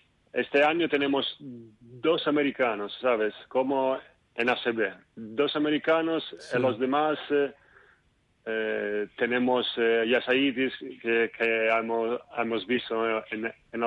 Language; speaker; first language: Spanish; non-native, fluent; Italian